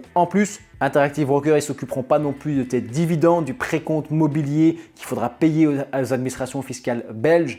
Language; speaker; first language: French; native; French